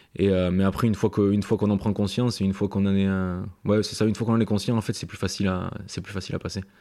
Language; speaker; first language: French; native; French